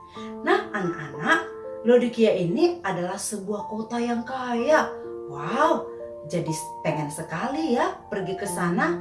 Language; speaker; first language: Indonesian; native; Indonesian